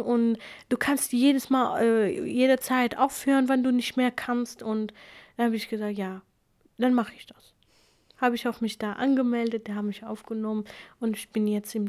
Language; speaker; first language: German; non-native, fluent; Kurdish